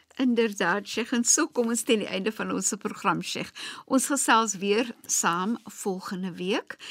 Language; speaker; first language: Afrikaans; native; Afrikaans